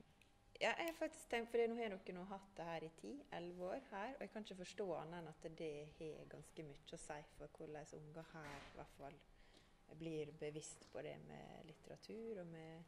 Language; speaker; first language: Norwegian; native; Norwegian